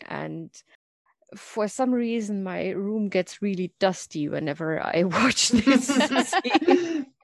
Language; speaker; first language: English; non-native, fluent; German